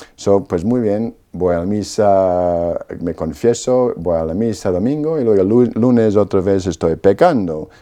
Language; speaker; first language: Spanish; non-native, fluent; Polish